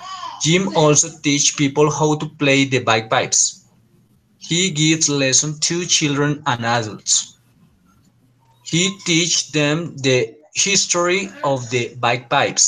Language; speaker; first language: English; non-native, learner; Spanish